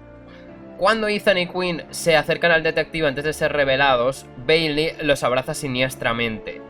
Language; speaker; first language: Spanish; native; Spanish